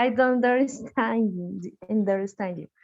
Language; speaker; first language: English; non-native, learner; Spanish